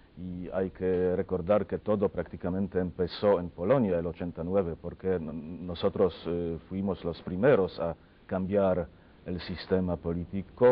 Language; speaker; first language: Spanish; non-native, fluent; Polish